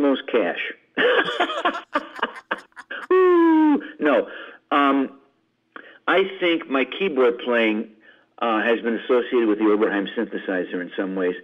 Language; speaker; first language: English; native; English